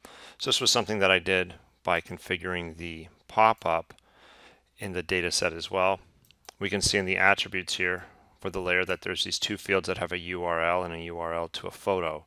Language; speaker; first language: English; native; English